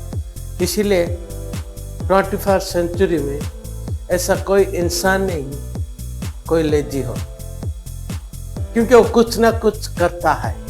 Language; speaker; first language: Hindi; non-native, local second language; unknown